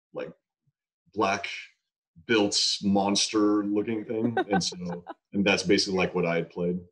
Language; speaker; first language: English; native; English